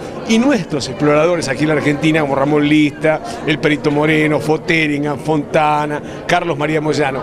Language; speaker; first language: Spanish; native; Spanish